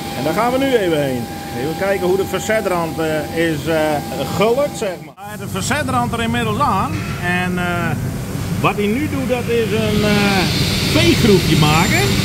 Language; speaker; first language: Dutch; non-native, local second language; Western Frisian